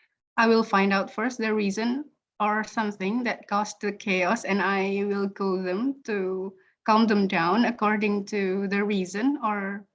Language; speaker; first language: English; non-native, learner; Indonesian